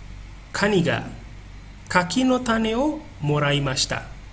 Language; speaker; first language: Japanese; non-native, fluent; Indonesian